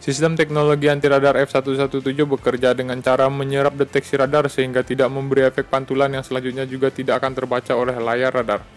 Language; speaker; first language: Indonesian; native; Indonesian